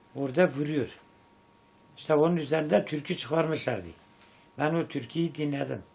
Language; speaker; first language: Turkish; non-native, local second language; Zaza